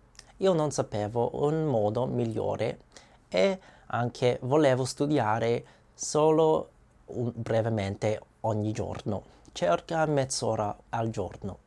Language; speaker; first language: Italian; non-native, learner; English